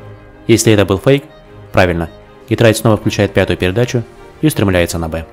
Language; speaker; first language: Russian; native; Russian